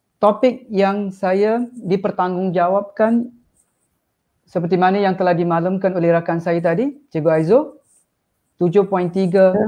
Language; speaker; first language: Malay; non-native, local second language; Tamil